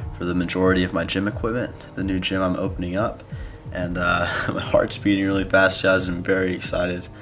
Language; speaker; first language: English; native; English